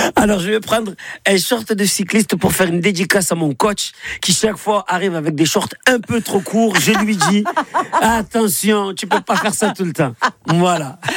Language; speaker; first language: French; native; French